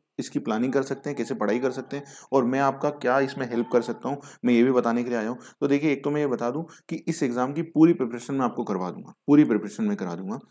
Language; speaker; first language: Hindi; native; Hindi